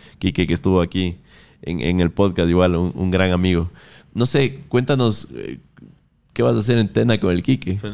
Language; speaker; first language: Spanish; native; Spanish